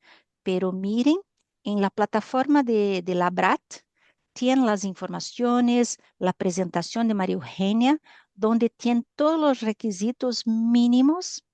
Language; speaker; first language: Spanish; non-native, learner; Portuguese